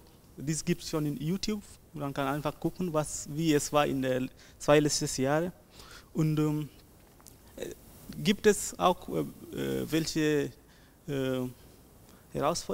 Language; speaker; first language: German; non-native, learner; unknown